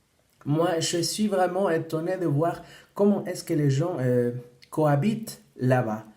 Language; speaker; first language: French; non-native, fluent; Spanish